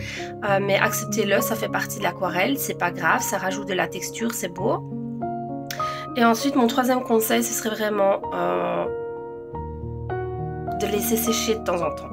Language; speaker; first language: French; native; French